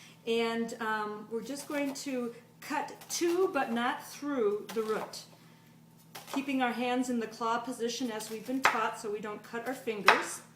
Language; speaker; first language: English; native; English